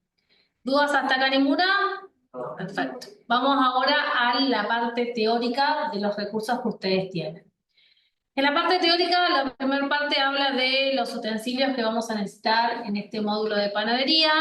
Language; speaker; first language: Spanish; native; Spanish